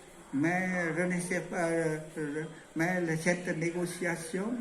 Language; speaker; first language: French; non-native, learner; Vietnamese